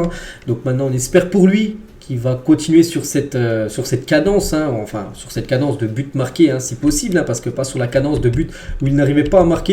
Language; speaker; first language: French; native; French